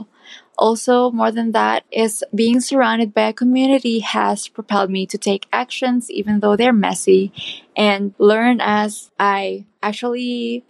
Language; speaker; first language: English; non-native, local second language; Filipino